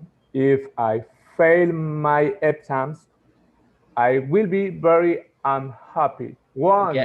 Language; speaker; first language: English; non-native, learner; Spanish